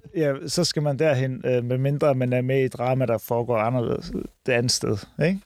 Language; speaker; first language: Danish; early bilingual, other home language; Turkish